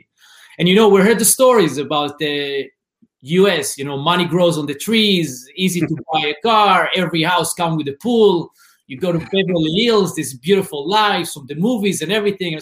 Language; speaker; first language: English; non-native, fluent; Hebrew